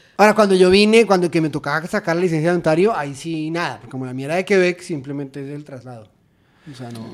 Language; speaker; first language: Spanish; native; Spanish